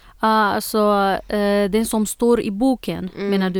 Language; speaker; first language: Swedish; non-native, fluent; Arabic